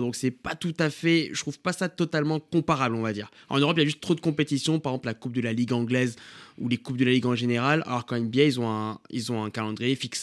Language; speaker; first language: French; native; French